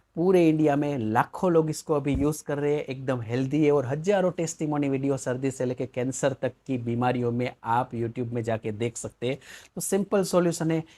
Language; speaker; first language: Hindi; non-native, local second language; Gujarati